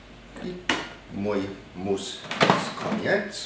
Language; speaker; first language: Polish; non-native, learner; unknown